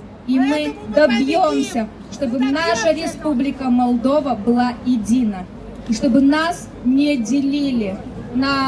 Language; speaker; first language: Russian; native; Russian